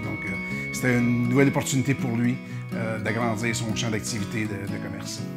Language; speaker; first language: French; native; French